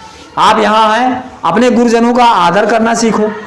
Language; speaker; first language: Hindi; native; Hindi